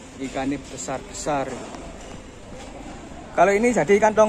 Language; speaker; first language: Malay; non-native, local second language; Javanese